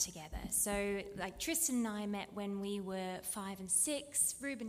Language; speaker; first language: English; native; English